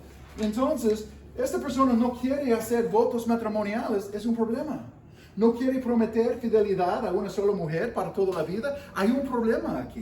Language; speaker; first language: Spanish; non-native, fluent; English